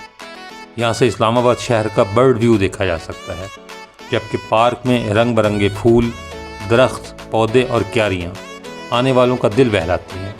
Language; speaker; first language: Urdu; native; Urdu